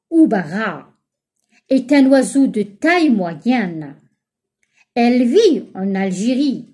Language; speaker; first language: French; non-native, local second language; Arabic